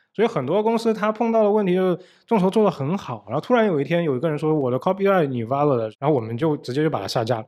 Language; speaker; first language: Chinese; native; Chinese